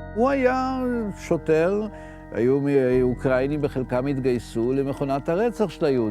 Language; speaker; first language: Hebrew; early bilingual, other home language; Yiddish